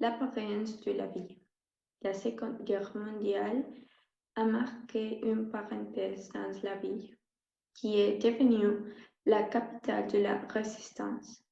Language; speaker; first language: French; non-native, learner; Spanish